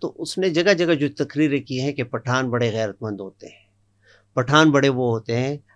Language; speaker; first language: Urdu; non-native, local second language; Pashto